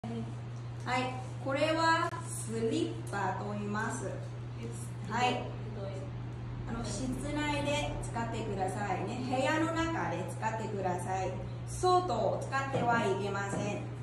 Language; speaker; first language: Japanese; non-native, fluent; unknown